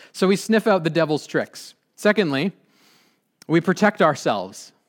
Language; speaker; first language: English; native; English